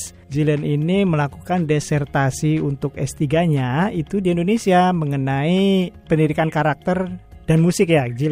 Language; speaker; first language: Indonesian; native; Indonesian